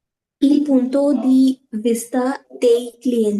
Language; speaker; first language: Italian; non-native, learner; Hindi